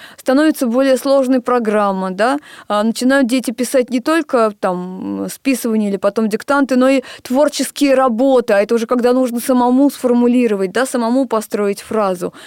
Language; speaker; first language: Russian; native; Russian